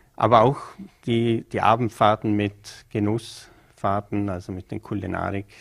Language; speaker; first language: German; native; German